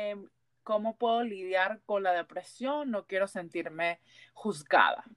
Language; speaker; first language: Spanish; early bilingual, heritage; Spanish